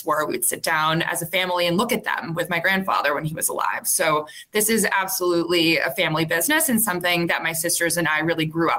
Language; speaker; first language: English; native; English